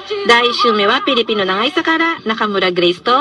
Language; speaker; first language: Japanese; non-native, fluent; Filipino